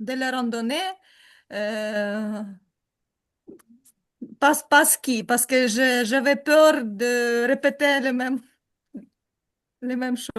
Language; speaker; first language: French; non-native, learner; Ukrainian